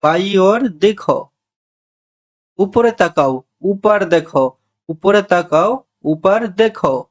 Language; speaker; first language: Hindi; non-native, fluent; Bangla